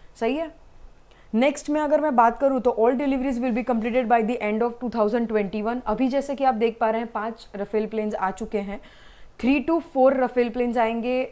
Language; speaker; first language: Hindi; non-native, local second language; Gujarati